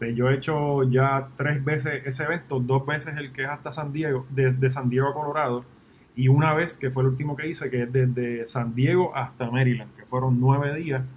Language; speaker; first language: Spanish; native; Spanish